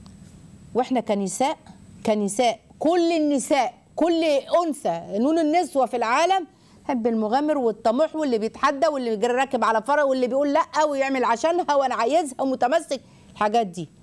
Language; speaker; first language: Arabic; native; Arabic